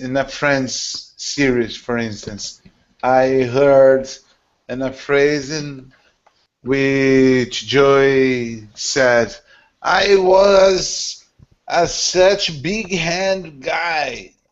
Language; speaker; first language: English; non-native, learner; Portuguese